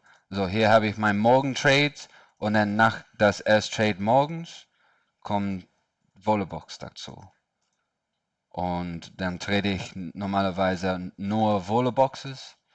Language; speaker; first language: German; non-native, learner; English